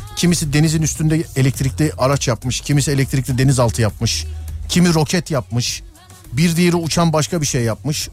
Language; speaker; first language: Turkish; native; Turkish